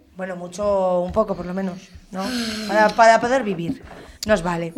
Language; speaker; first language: Spanish; native; Spanish